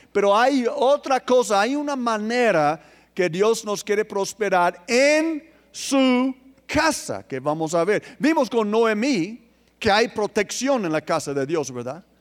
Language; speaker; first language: Spanish; non-native, fluent; English